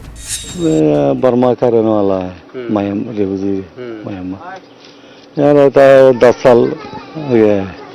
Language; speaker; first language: Hindi; non-native, learner; Rohingya